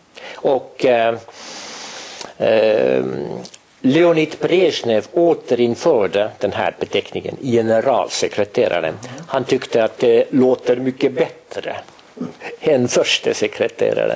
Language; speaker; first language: Swedish; non-native, fluent; Estonian